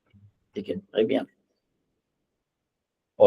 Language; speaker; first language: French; non-native, fluent; Hindi